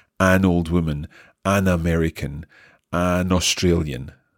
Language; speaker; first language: English; native; English